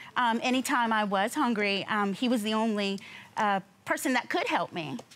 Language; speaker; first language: English; native; English